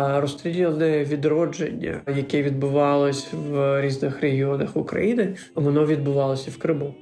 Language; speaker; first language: Ukrainian; non-native, local second language; Crimean Tatar